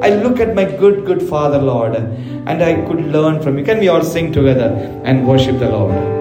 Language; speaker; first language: English; non-native, local second language; Malayalam